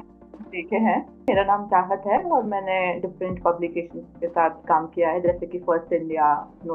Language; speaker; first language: Hindi; native; Hindi